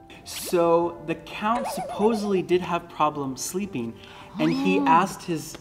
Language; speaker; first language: English; native; English